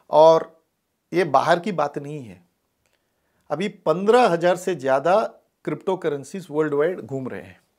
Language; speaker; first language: Hindi; non-native, local second language; Tamil